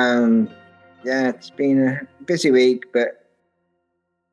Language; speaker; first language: English; native; English